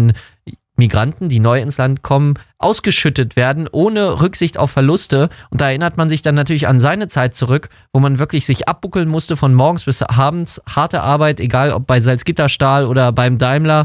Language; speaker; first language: German; native; German